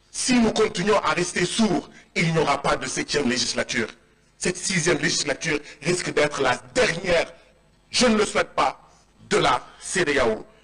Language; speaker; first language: French; non-native, local second language; Wolof